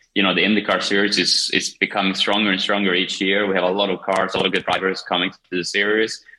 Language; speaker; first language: English; non-native, fluent; Swedish